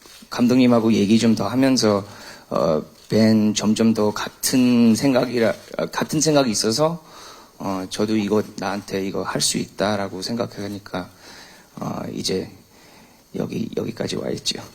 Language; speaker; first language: Korean; early bilingual, heritage; English